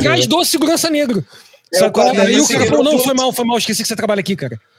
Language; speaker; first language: Portuguese; native; Portuguese